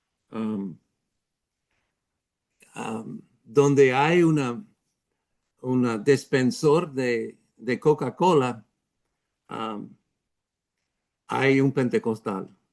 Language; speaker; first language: Spanish; non-native, fluent; English